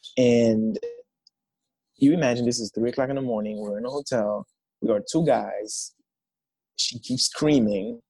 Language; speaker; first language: English; non-native, fluent; Haitian Creole